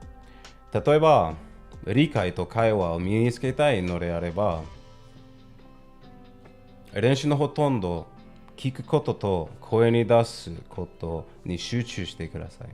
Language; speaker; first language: Japanese; non-native, learner; English